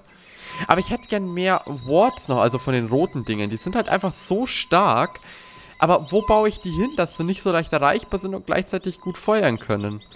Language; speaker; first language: German; native; German